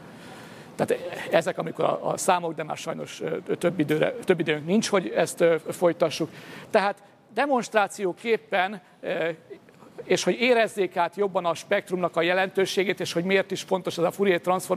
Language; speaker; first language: Hungarian; native; Hungarian